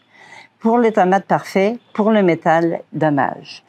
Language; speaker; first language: French; native; French